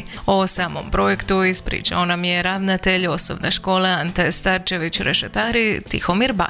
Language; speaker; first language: Croatian; native; Croatian